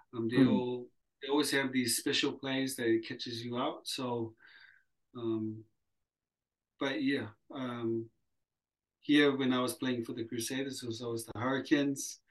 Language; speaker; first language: English; early bilingual, other home language; Samoan